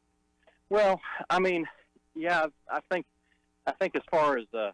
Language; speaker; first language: English; native; English